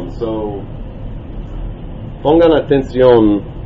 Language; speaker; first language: Spanish; non-native, learner; English